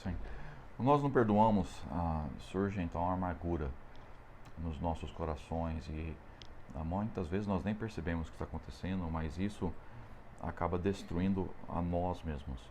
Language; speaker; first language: Portuguese; non-native, fluent; English